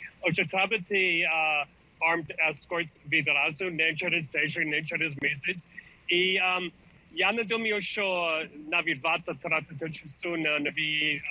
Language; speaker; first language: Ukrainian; early bilingual, heritage; English